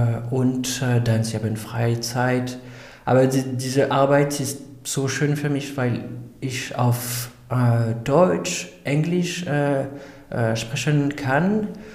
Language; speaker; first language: German; non-native, fluent; French